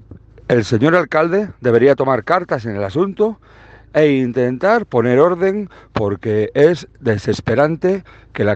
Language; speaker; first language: Spanish; native; Spanish